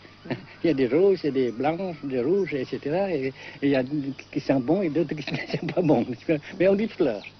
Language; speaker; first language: French; non-native, fluent; Vietnamese